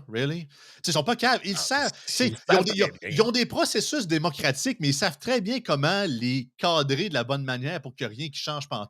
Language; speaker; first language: French; native; French